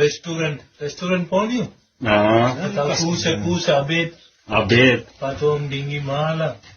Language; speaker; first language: Russian; non-native, learner; Tamil